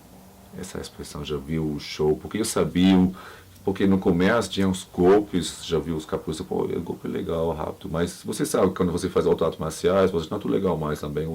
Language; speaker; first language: Portuguese; non-native, learner; German